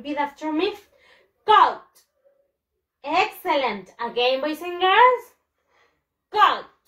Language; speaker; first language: English; non-native, fluent; Spanish